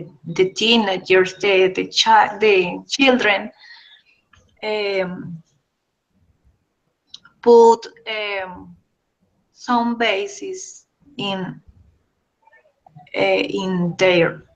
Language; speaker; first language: English; non-native, learner; Spanish